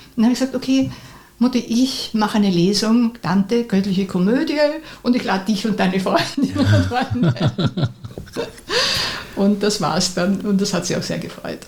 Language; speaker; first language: German; native; German